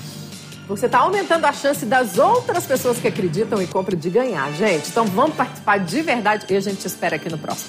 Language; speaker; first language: Portuguese; native; Portuguese